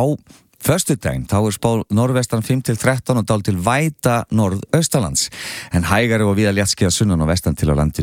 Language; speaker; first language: Icelandic; native; Icelandic